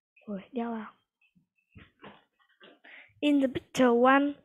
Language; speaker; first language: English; non-native, learner; Vietnamese